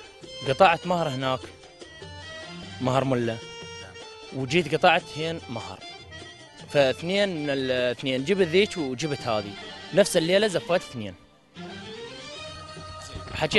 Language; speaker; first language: Arabic; native; Arabic